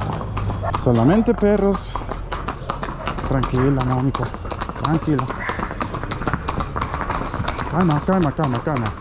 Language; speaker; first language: Spanish; non-native, learner; German